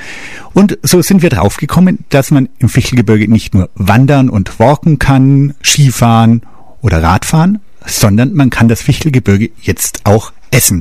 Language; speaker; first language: German; native; German